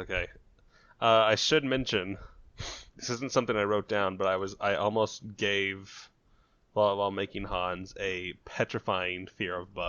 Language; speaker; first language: English; native; English